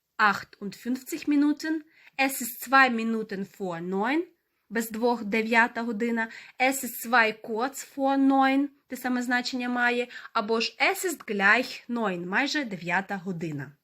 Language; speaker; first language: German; non-native, fluent; Ukrainian